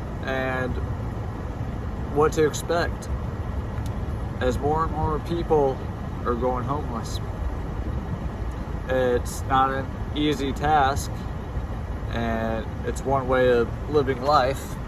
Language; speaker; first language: English; native; English